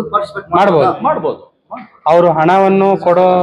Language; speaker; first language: Kannada; native; Kannada